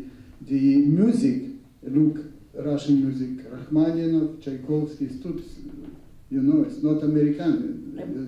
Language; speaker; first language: English; non-native, learner; Russian